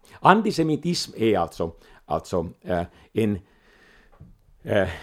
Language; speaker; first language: Swedish; non-native, local second language; Finnish